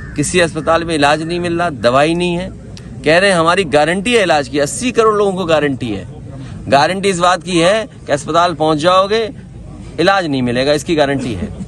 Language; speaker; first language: Hindi; native; Hindi